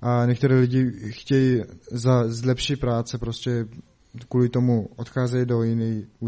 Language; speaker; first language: Czech; non-native, learner; Mongolian